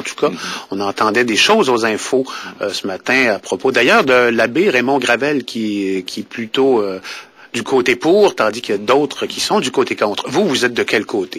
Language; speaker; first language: French; native; French